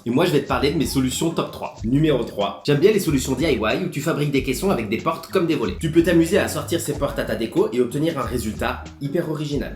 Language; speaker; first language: French; native; French